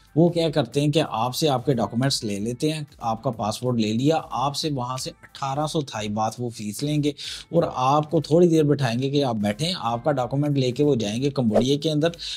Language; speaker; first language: Urdu; non-native, local second language; Punjabi